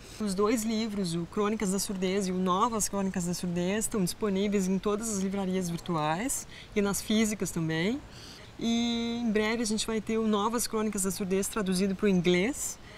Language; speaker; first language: Portuguese; native; Portuguese